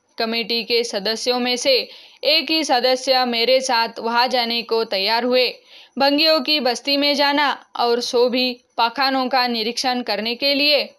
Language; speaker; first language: Hindi; non-native, local second language; Marathi